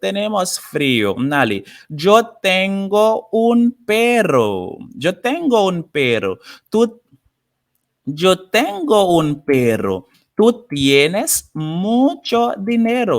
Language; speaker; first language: Spanish; non-native, fluent; Haitian Creole